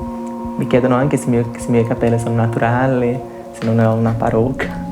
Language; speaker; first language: Italian; non-native, fluent; Portuguese